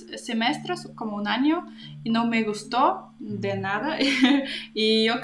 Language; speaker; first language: Spanish; non-native, learner; Russian